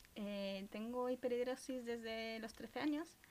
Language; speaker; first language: Spanish; early bilingual, other home language; Romanian